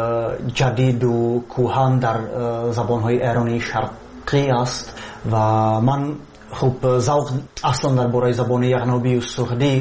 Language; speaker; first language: Persian; non-native, fluent; Slovak